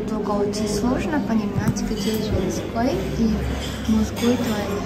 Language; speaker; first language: Russian; non-native, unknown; Korean